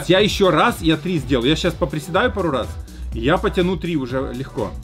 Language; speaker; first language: Russian; native; Russian